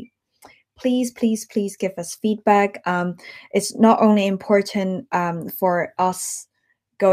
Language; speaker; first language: English; native; English